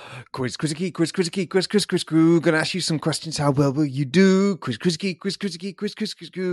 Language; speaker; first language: English; native; English